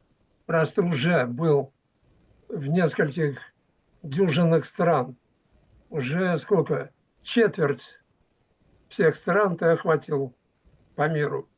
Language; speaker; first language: Russian; native; Russian